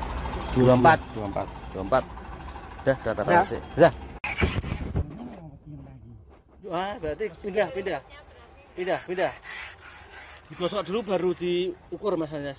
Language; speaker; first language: Indonesian; non-native, local second language; Javanese